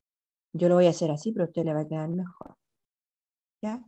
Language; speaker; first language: Spanish; native; Spanish